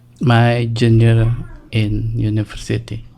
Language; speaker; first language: English; non-native, learner; Indonesian